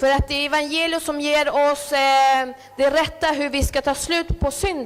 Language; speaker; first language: Swedish; early bilingual, other home language; Spanish